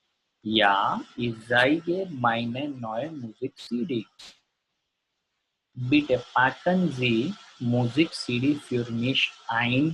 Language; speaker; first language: German; non-native, learner; Gujarati